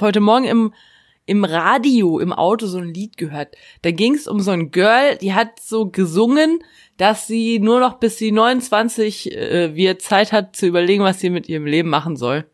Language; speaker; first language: German; native; German